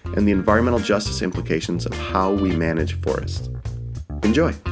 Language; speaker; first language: English; native; English